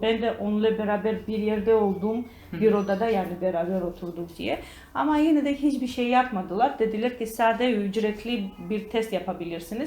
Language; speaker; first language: Turkish; non-native, learner; Georgian